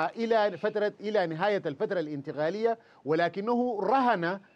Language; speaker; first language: Arabic; native; Arabic